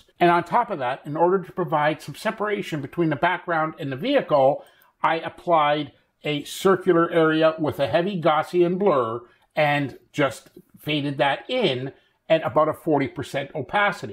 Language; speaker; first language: English; native; English